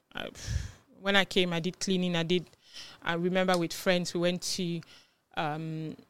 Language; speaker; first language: English; non-native, fluent; French